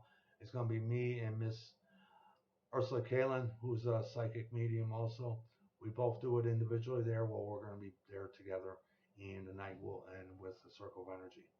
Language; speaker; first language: English; native; English